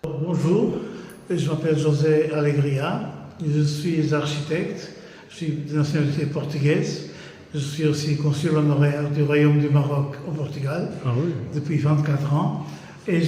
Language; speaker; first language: French; non-native, fluent; Portuguese